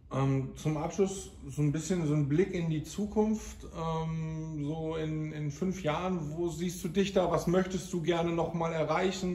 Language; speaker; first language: German; native; German